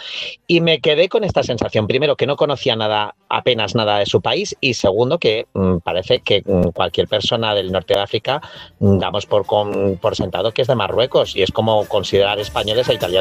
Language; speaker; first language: Spanish; native; Spanish